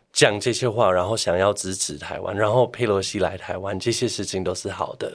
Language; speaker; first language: Chinese; non-native, fluent; English